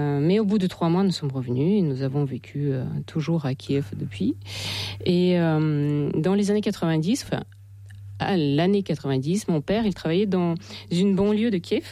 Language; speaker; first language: French; non-native, fluent; Russian